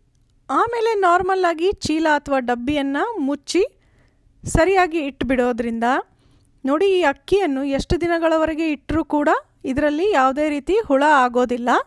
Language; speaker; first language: Kannada; native; Kannada